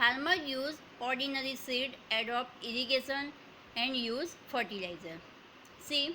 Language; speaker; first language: English; non-native, local second language; Hindi